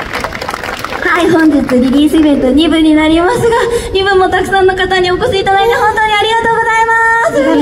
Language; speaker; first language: Japanese; native; Japanese